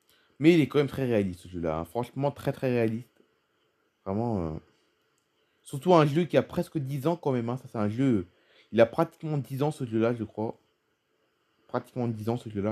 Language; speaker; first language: French; native; French